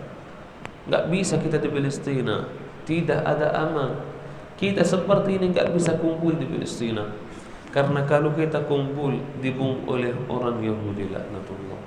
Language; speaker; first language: Indonesian; non-native, learner; Arabic